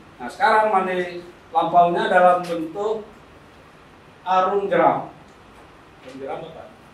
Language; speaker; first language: Indonesian; non-native, local second language; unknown